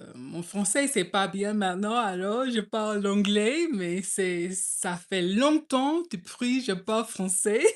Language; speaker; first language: French; non-native, learner; English